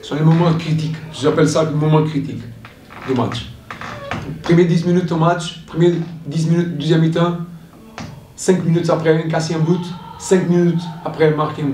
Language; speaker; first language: French; non-native, learner; Portuguese